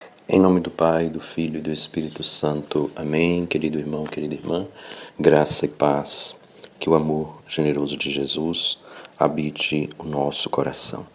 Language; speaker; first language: Portuguese; native; Portuguese